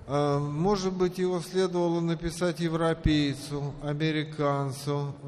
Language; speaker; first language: Russian; native; Russian